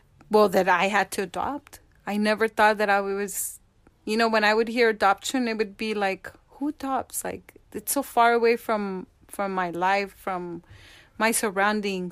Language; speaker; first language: English; early bilingual, other home language; Spanish